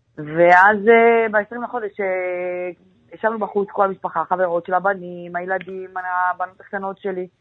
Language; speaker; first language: Hebrew; native; Hebrew